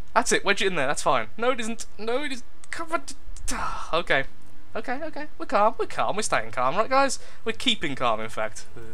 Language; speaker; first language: English; native; English